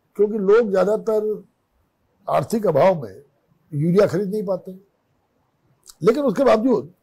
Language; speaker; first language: Hindi; native; Hindi